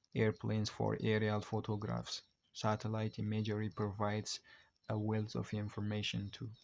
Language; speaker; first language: English; non-native, local second language; Amharic